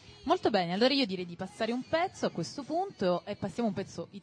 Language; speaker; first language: Italian; native; Italian